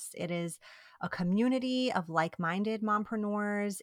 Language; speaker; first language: English; early bilingual, other home language; Italian